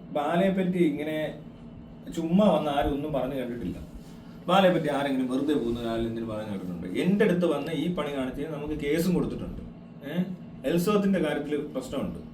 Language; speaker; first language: Malayalam; native; Malayalam